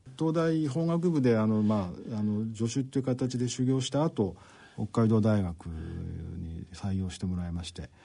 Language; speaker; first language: Japanese; native; Japanese